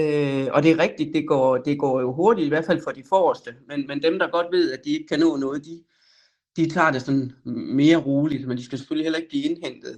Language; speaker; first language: Danish; native; Danish